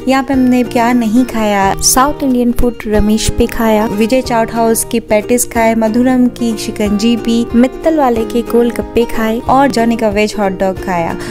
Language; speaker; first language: Hindi; native; Hindi